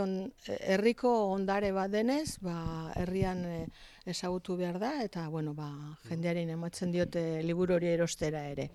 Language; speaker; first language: Basque; native; Basque